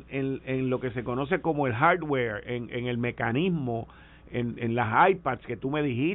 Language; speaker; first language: Spanish; native; Spanish